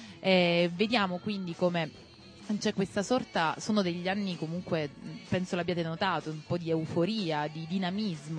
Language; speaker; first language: Italian; native; Italian